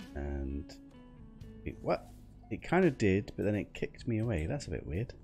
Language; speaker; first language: English; native; English